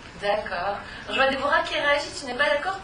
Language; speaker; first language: French; native; French